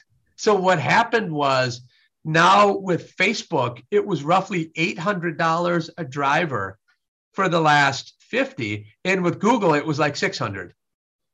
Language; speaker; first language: English; native; English